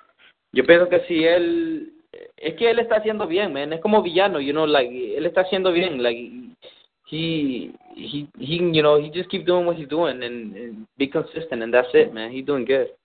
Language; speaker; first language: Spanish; early bilingual, heritage; Spanish